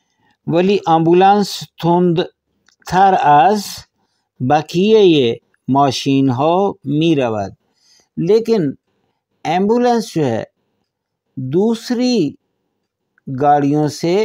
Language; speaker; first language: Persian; non-native, fluent; Urdu